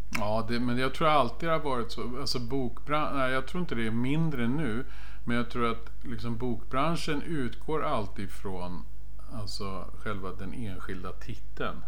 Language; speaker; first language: Swedish; native; Swedish